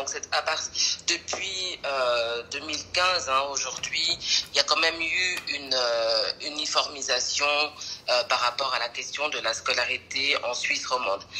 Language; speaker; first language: French; early bilingual, other home language; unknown